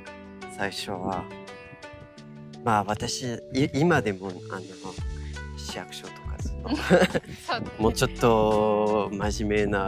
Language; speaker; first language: Japanese; non-native, fluent; English